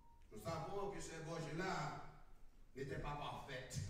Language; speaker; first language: French; native; French